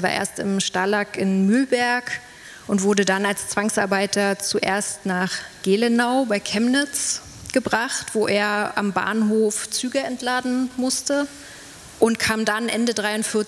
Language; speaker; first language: German; native; German